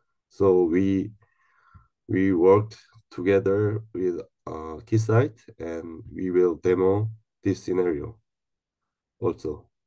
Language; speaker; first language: English; non-native, learner; Korean